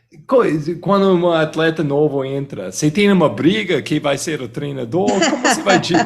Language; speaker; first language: Portuguese; non-native, fluent; English